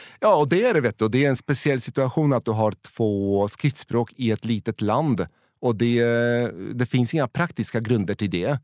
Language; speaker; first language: Swedish; non-native, fluent; Polish